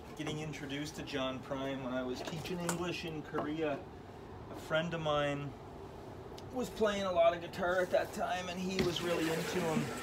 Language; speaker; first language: English; native; English